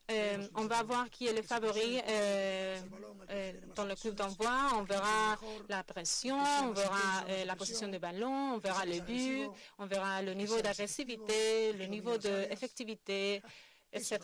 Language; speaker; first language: French; non-native, fluent; Spanish